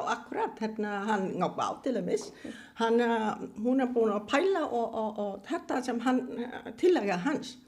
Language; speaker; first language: Icelandic; non-native, fluent; Vietnamese